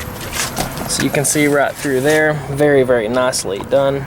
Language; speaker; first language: English; native; English